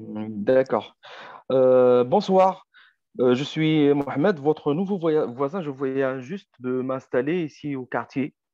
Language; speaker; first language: French; non-native, fluent; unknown